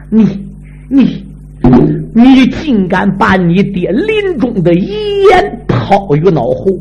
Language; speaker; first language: Chinese; native; Chinese